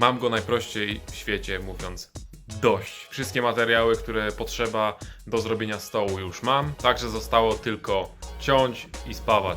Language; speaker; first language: Polish; native; Polish